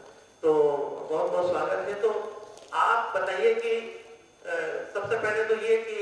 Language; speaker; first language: Hindi; native; Hindi